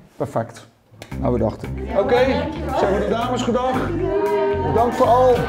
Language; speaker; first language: Dutch; native; Dutch